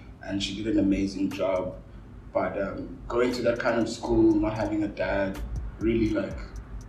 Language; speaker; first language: English; non-native, local second language; Afrikaans